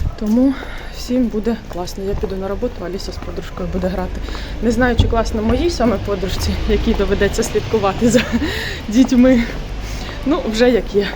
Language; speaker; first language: Ukrainian; non-native, local second language; Russian